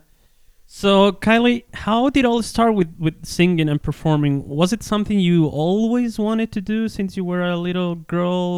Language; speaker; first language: English; non-native, fluent; Spanish